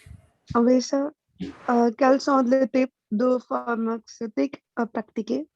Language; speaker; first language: French; non-native, learner; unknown